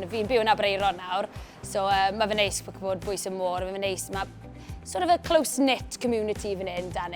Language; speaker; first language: Welsh; native; Welsh